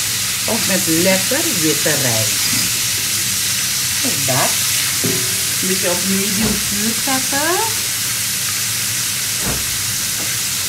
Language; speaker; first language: Dutch; non-native, local second language; Caribbean Hindustani